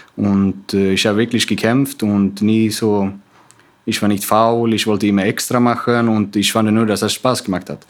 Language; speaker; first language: German; non-native, fluent; Swedish